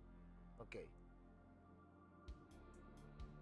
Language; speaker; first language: Spanish; native; Spanish